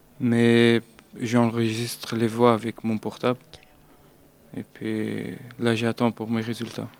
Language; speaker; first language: French; non-native, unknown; Persian